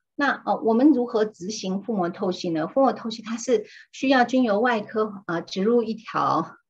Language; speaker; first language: Chinese; native; Chinese